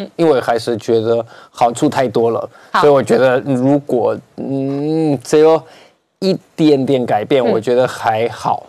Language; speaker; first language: Chinese; non-native, fluent; Spanish